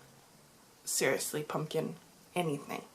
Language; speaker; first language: English; native; English